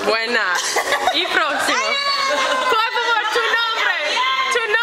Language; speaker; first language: Spanish; non-native, learner; English